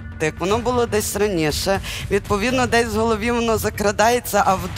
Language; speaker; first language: Ukrainian; native; Ukrainian